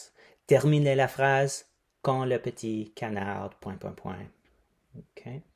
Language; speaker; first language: French; non-native, fluent; English